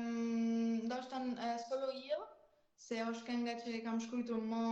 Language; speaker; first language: Albanian; early bilingual, heritage; Albanian